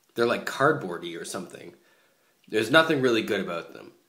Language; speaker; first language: English; native; English